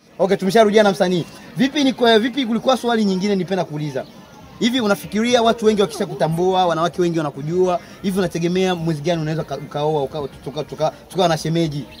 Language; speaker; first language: Swahili; native; Swahili